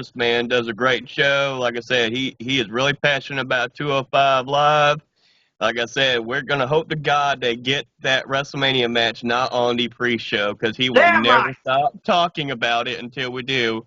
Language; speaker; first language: English; native; English